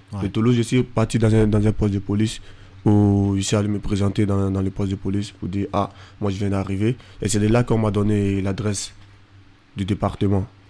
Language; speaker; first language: French; non-native, local second language; Fula